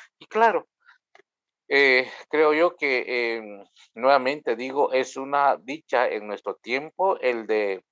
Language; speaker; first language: Spanish; non-native, local second language; Kʼicheʼ